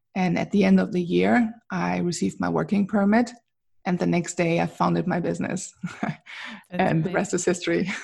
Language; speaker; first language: English; non-native, fluent; German